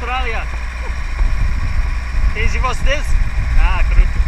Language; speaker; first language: Russian; non-native, learner; English